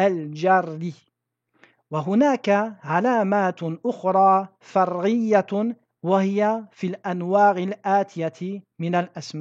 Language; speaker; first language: Arabic; non-native, fluent; French